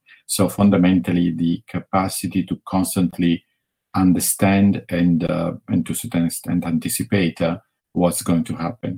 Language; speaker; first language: English; non-native, fluent; Italian